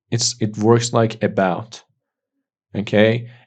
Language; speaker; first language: English; non-native, fluent; Persian